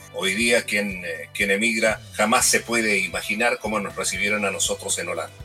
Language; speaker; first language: Spanish; native; Spanish